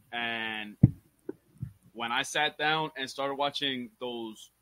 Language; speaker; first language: English; early bilingual, other home language; Spanish